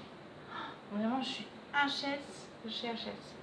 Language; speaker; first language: French; native; French